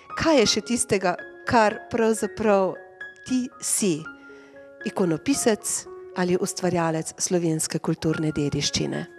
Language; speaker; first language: Slovenian; native; Slovenian